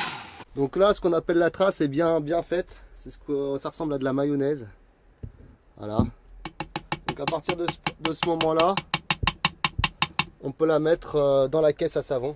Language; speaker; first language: French; native; French